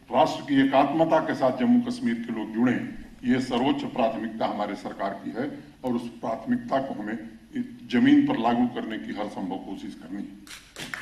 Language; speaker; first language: Hindi; native; Hindi